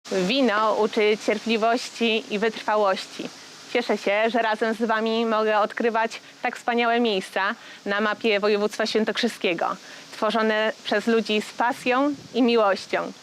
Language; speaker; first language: Polish; native; Polish